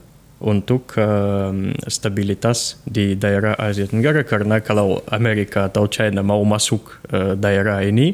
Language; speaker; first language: Indonesian; non-native, fluent; Russian